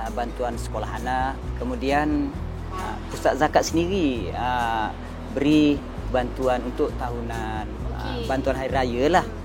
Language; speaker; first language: Malay; native; Malay